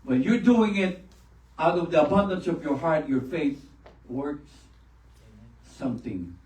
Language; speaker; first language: English; non-native, local second language; Filipino